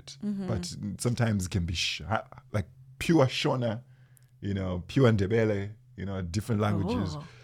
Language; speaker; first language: English; non-native, local second language; Shona